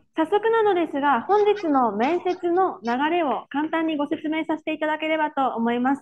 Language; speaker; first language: Japanese; native; Japanese